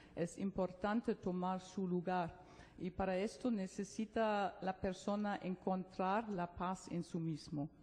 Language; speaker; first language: Spanish; non-native, fluent; German